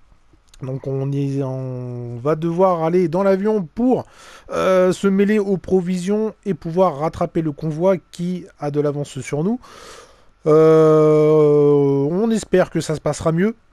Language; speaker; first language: French; native; French